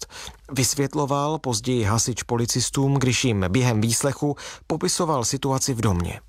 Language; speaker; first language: Czech; native; Czech